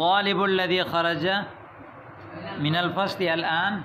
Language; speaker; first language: Arabic; non-native, fluent; Urdu